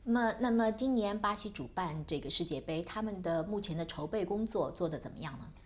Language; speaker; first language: Chinese; native; Chinese